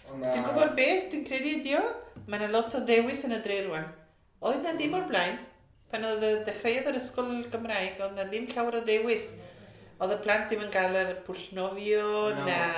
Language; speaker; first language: Welsh; early bilingual, heritage; Welsh